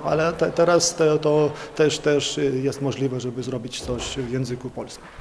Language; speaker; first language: Polish; non-native, learner; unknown